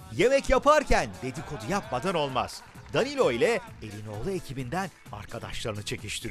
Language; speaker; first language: Turkish; native; Turkish